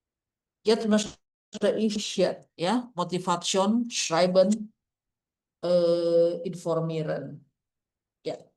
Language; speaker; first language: German; non-native, fluent; Indonesian